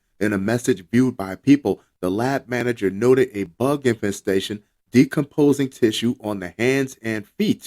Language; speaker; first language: English; native; English